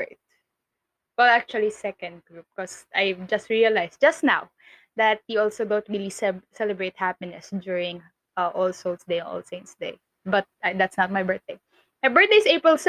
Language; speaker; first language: English; non-native, local second language; Filipino